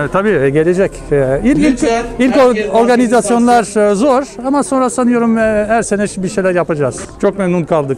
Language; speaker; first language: Turkish; non-native, fluent; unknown